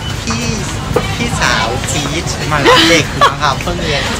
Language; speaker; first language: Thai; non-native, fluent; Vietnamese